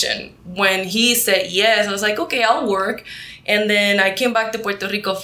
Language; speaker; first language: English; non-native, fluent; Spanish